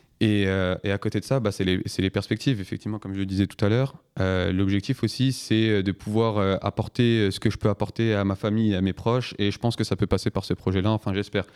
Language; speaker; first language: French; early bilingual, other home language; Turkish